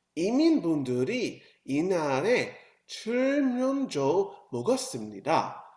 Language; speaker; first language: Korean; non-native, learner; English